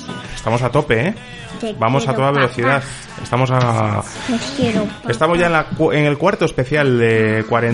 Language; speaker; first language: Spanish; native; Spanish